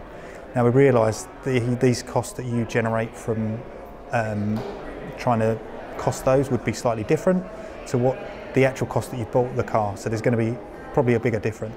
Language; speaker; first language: English; native; English